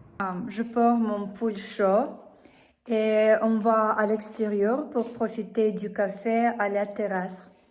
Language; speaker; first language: French; non-native, fluent; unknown